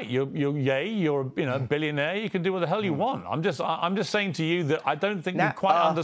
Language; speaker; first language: English; native; English